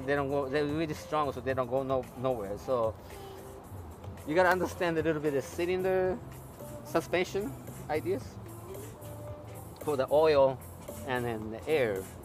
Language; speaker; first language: English; non-native, learner; Japanese